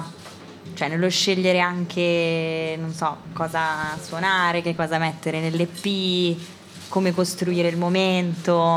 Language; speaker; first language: Italian; native; Italian